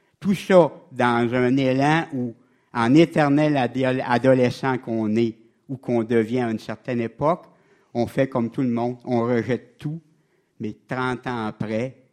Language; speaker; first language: French; native; French